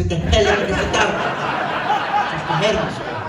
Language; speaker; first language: Finnish; non-native, fluent; English